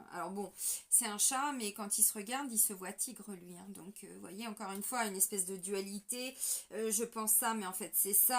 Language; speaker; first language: French; native; French